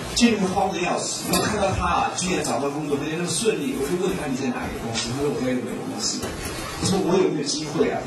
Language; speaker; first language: Chinese; native; Chinese